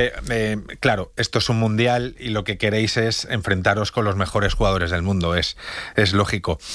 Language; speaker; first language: Spanish; native; Spanish